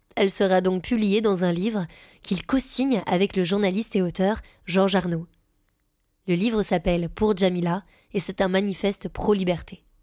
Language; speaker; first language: French; native; French